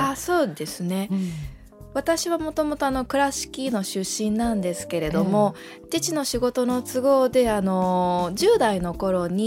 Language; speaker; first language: Japanese; native; Japanese